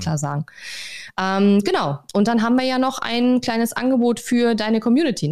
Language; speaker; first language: German; native; German